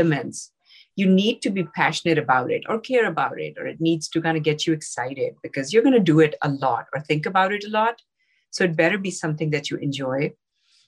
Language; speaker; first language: English; non-native, local second language; Urdu